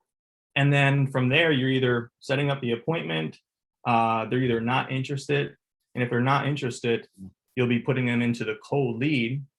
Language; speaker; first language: English; native; English